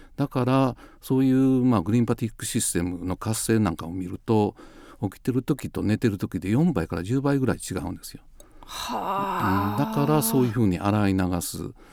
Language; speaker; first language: Japanese; native; Japanese